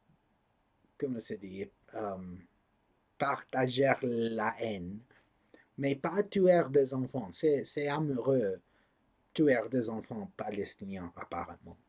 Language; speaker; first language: French; non-native, learner; English